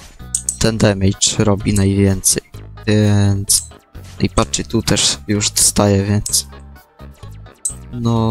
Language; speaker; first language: Polish; native; Polish